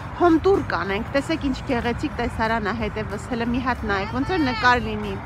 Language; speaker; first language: Armenian; native; Armenian